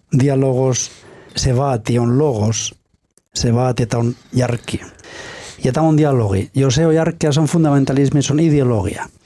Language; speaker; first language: Finnish; non-native, fluent; Spanish